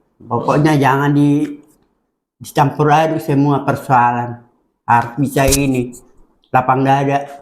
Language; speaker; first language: Indonesian; non-native, local second language; Batak Toba